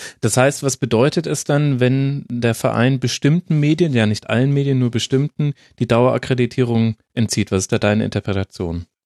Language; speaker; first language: German; native; German